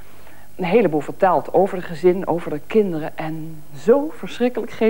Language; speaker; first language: Dutch; native; Dutch